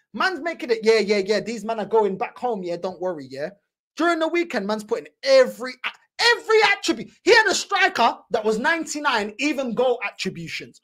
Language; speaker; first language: English; early bilingual, other home language; Portuguese